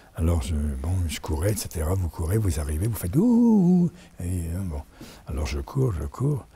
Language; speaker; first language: French; native; French